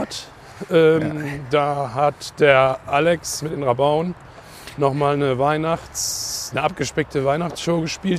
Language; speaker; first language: German; native; German